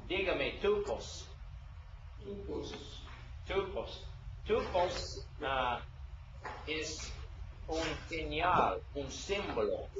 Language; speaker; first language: Spanish; non-native, learner; English